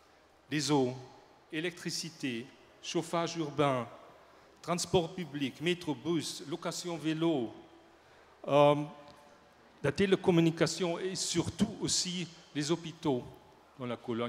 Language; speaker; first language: French; non-native, learner; German